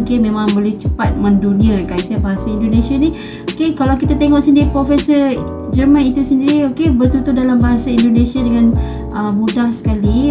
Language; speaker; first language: Malay; native; Malay